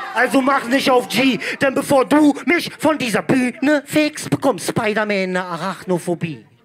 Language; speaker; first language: German; early bilingual, other home language; Greek